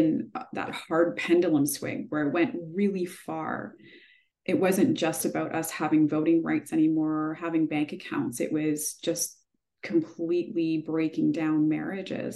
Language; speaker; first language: English; native; English